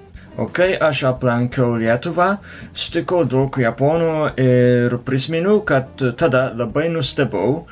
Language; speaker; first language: Lithuanian; non-native, fluent; Japanese